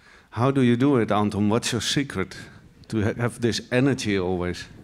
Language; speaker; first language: English; non-native, fluent; Dutch